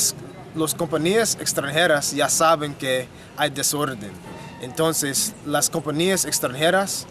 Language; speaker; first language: Spanish; non-native, fluent; English